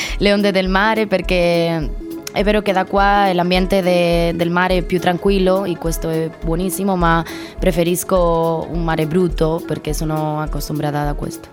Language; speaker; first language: Italian; non-native, learner; Spanish